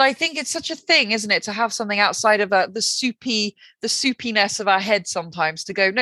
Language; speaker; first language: English; native; English